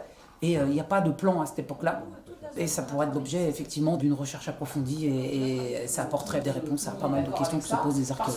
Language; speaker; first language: French; native; French